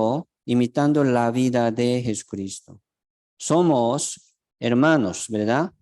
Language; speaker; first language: Spanish; non-native, fluent; Korean